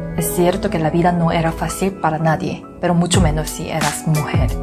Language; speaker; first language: Spanish; non-native, learner; Korean